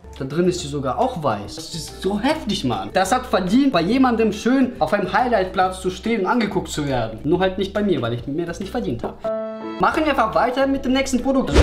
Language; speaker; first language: German; early bilingual, other home language; Russian